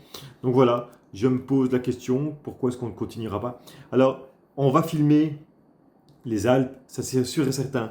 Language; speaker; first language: French; native; French